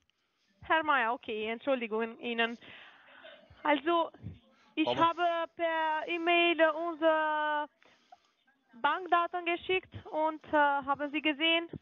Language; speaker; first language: German; non-native, fluent; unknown